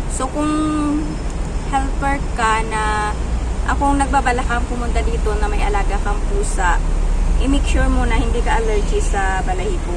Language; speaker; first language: Filipino; native; Filipino